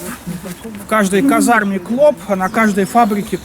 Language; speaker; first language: Russian; native; Russian